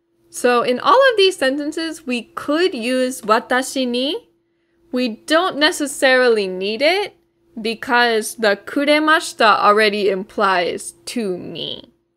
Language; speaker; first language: English; native; English